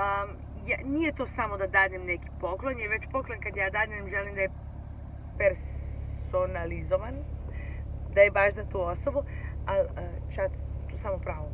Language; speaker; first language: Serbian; early bilingual, heritage; Serbian